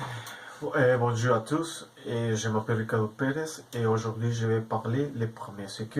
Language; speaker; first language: French; non-native, learner; Spanish